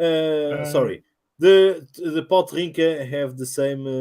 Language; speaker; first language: English; non-native, learner; Portuguese